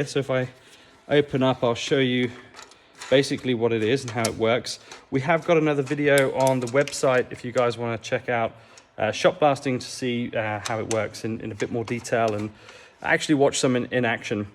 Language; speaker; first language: English; native; English